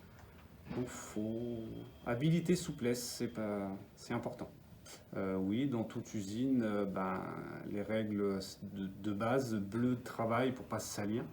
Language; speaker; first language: French; native; French